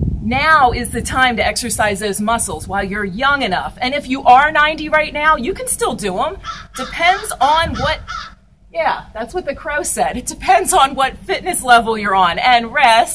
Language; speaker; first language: English; native; English